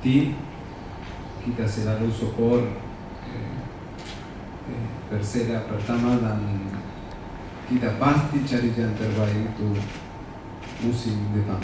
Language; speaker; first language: Indonesian; non-native, learner; Spanish